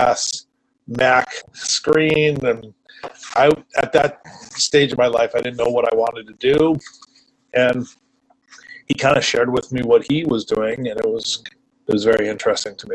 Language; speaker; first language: English; native; English